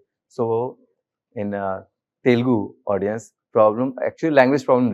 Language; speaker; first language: Telugu; non-native, learner; Hindi